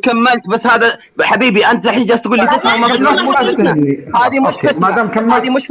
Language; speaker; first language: Arabic; native; Arabic